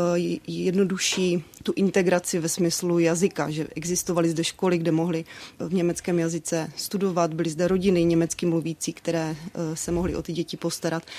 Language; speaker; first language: Czech; native; Czech